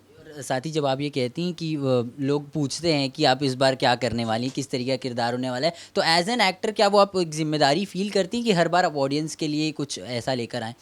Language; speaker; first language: Hindi; native; Hindi